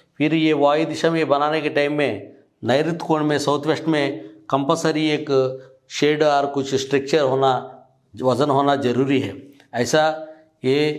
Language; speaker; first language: Hindi; non-native, local second language; Telugu